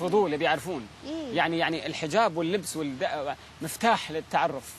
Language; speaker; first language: Arabic; native; Arabic